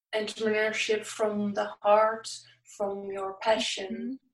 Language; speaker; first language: English; non-native, fluent; Dutch